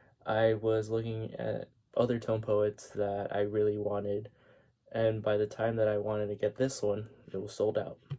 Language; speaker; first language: English; native; English